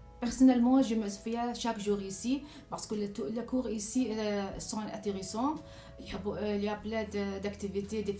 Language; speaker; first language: French; non-native, learner; Arabic